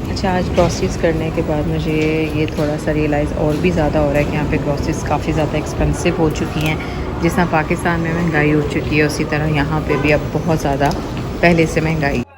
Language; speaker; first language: Urdu; native; Urdu